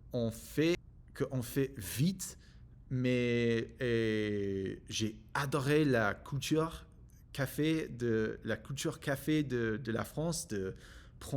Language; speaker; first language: French; non-native, learner; English